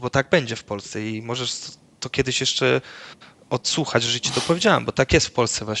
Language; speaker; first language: Polish; early bilingual, other home language; Dutch